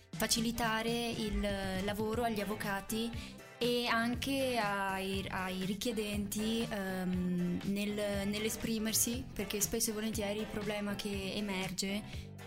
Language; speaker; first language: Italian; early bilingual, other home language; Arabic